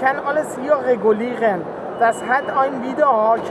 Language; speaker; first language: German; non-native, learner; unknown